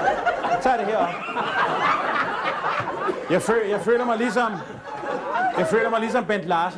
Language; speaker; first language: Danish; native; Danish